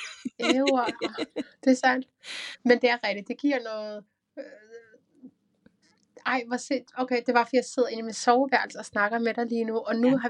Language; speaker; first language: Danish; native; Danish